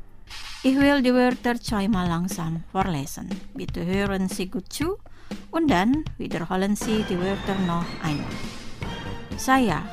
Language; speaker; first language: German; non-native, fluent; Indonesian